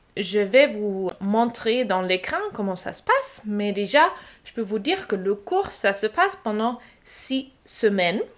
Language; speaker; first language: French; non-native, fluent; German